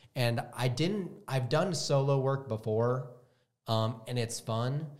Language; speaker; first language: English; native; English